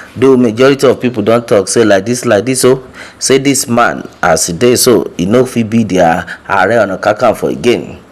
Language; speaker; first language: Nigerian Pidgin; non-native, local second language; Yoruba